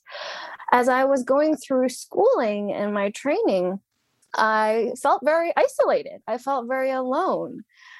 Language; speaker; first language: English; non-native, local second language; Cantonese